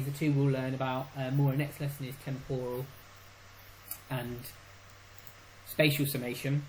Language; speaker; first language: English; native; English